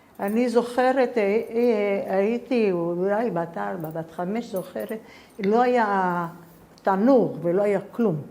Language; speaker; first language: Hebrew; early bilingual, other home language; Spanish